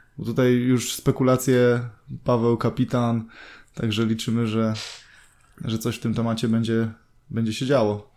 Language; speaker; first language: Polish; native; Polish